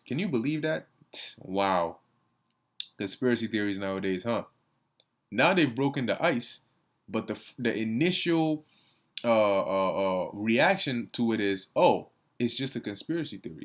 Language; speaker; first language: English; native; English